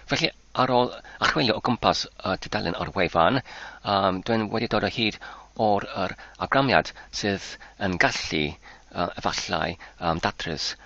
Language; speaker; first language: Welsh; non-native, learner; English